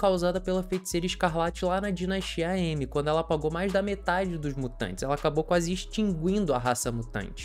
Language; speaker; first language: Portuguese; native; Portuguese